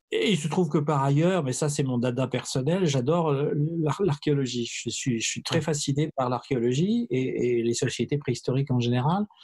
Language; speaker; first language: French; native; French